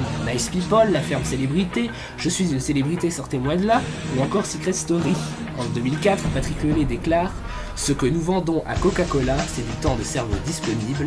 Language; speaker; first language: French; native; French